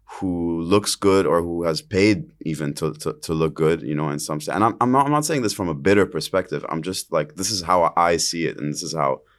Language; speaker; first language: English; early bilingual, other home language; Arabic